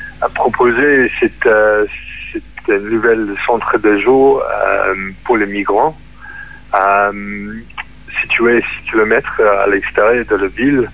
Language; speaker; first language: French; non-native, fluent; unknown